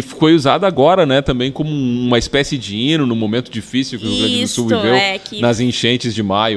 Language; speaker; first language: Portuguese; native; Portuguese